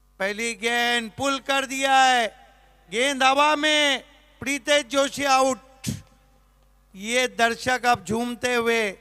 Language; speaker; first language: Hindi; non-native, local second language; Marathi